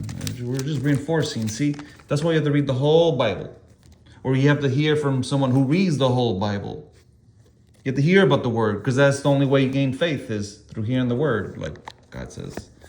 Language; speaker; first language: English; native; English